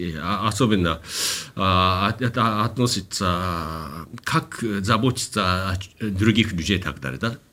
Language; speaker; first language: Russian; non-native, fluent; Japanese